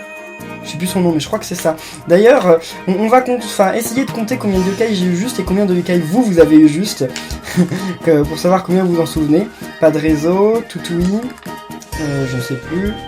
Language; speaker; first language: French; native; French